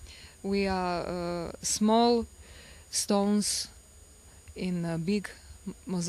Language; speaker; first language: English; non-native, learner; Croatian